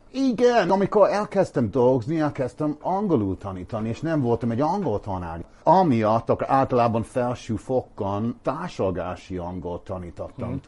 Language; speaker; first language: Hungarian; non-native, fluent; English